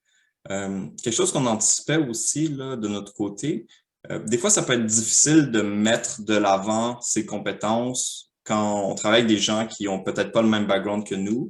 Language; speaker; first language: French; native; French